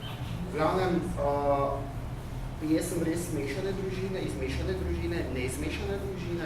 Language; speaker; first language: Slovenian; early bilingual, heritage; Arabic